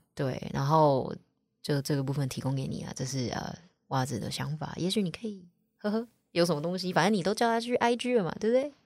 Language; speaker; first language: Chinese; native; Chinese